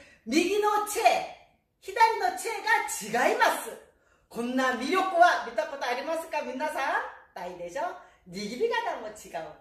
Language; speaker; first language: Japanese; non-native, fluent; Korean